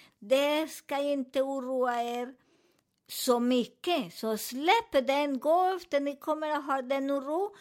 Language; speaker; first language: Swedish; non-native, learner; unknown